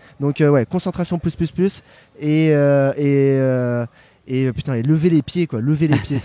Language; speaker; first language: French; native; French